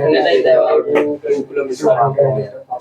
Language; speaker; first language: English; non-native, learner; Hindi